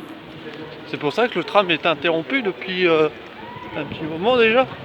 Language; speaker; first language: French; native; French